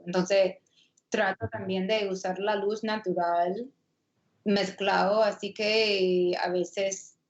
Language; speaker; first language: Spanish; non-native, fluent; English